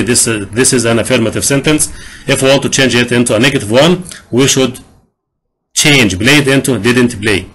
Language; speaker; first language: English; non-native, fluent; Arabic